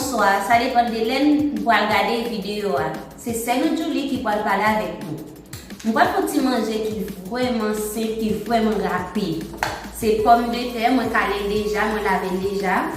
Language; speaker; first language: French; non-native, learner; Haitian Creole